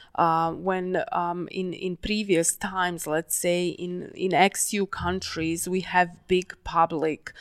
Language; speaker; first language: English; non-native, fluent; Serbian